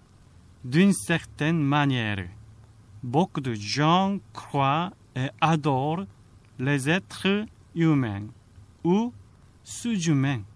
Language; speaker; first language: French; non-native, fluent; Korean